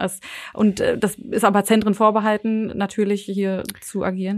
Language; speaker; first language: German; native; German